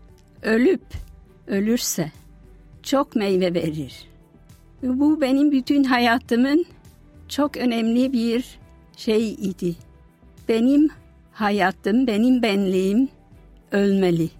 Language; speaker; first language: Turkish; non-native, fluent; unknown